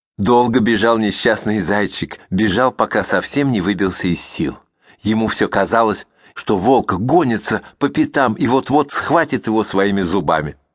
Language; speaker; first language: Russian; native; Russian